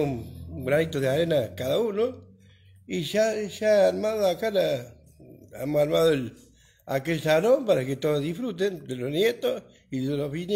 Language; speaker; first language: Spanish; native; Spanish